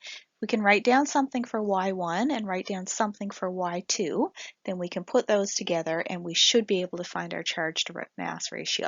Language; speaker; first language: English; native; English